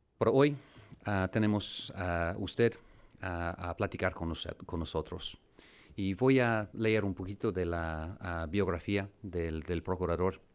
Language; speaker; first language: Spanish; non-native, fluent; English